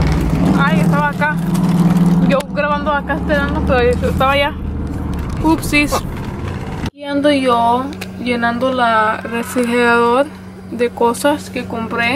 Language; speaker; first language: Spanish; early bilingual, other home language; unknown